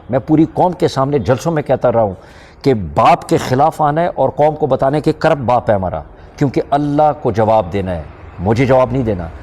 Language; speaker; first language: Urdu; non-native, local second language; Pashto